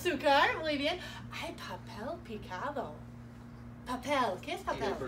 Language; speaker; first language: Spanish; non-native, fluent; English